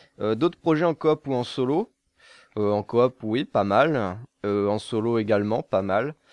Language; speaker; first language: French; native; French